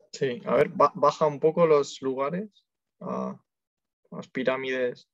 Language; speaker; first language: Spanish; non-native, learner; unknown